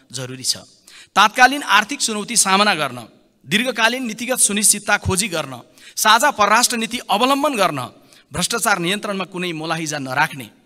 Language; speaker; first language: Nepali; native; Nepali